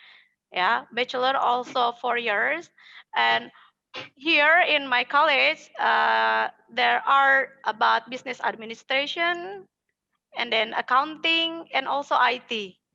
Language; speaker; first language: English; non-native, fluent; Indonesian